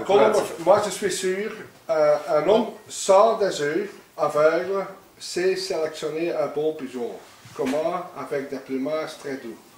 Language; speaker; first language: French; non-native, local second language; Dutch